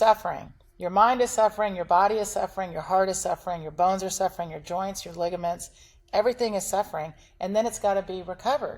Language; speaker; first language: English; native; English